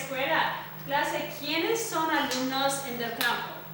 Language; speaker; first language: Spanish; non-native, fluent; English